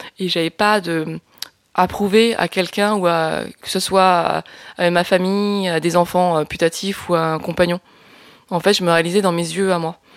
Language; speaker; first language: French; early bilingual, other home language; Lao